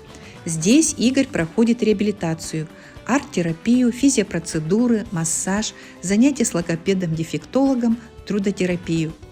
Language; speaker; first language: Russian; native; Russian